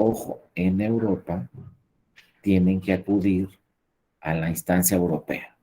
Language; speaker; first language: Spanish; native; Spanish